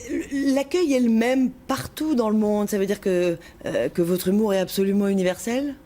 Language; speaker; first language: French; native; French